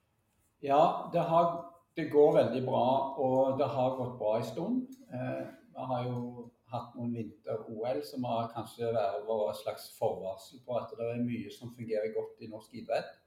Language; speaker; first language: Norwegian; native; Norwegian